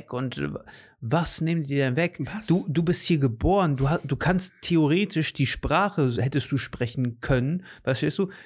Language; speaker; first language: German; native; German